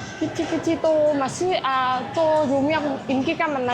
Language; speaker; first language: Korean; non-native, learner; Vietnamese